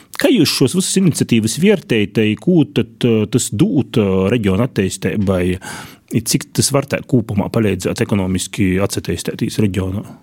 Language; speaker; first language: Latvian; native; Latvian